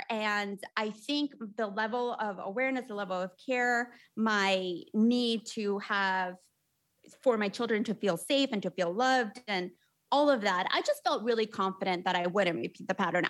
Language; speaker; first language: English; early bilingual, other home language; Spanish